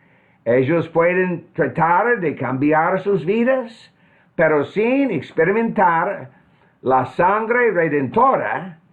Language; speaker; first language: Spanish; non-native, fluent; English